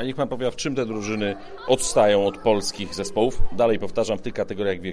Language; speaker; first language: Polish; native; Polish